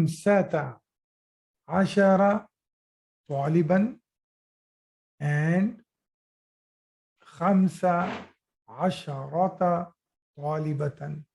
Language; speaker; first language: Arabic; non-native, fluent; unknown